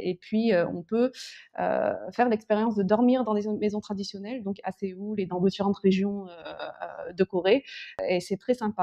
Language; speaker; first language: French; early bilingual, other home language; Korean